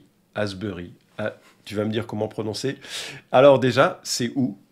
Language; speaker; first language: French; native; French